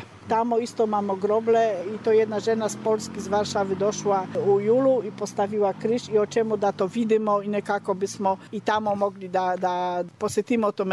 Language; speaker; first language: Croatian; non-native, learner; Polish